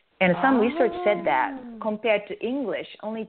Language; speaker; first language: English; non-native, fluent; Japanese